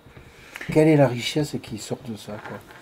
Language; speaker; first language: French; native; French